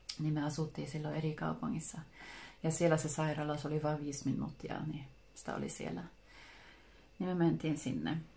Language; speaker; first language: Finnish; early bilingual, heritage; Finnish